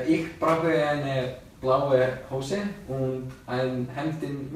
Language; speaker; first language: German; non-native, learner; Icelandic